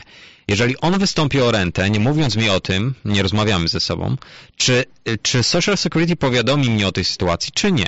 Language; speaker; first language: Polish; native; Polish